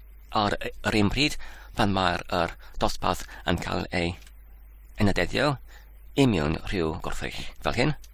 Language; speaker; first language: Welsh; non-native, fluent; English